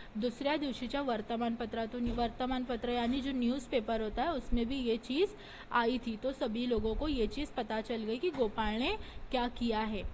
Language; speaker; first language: Hindi; non-native, local second language; Marathi